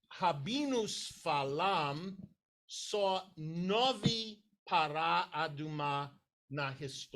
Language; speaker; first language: Portuguese; non-native, learner; English